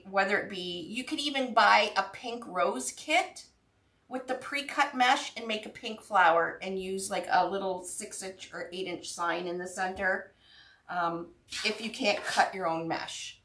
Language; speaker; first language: English; native; English